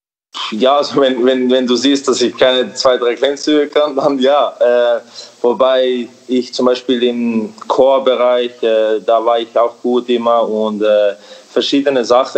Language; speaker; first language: German; early bilingual, other home language; Serbian